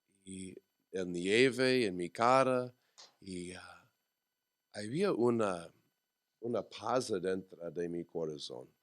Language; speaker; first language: Spanish; non-native, learner; English